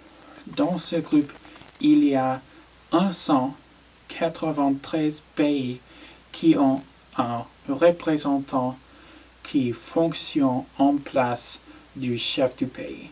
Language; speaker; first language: French; non-native, learner; English